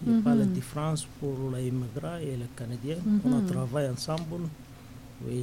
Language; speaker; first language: French; non-native, learner; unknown